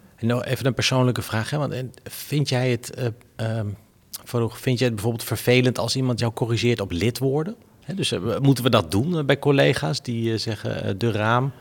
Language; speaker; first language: Dutch; native; Dutch